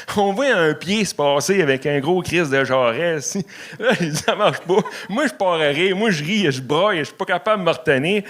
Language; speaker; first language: French; native; French